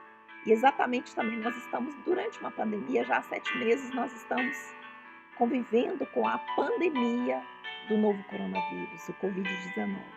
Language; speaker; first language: Portuguese; native; Portuguese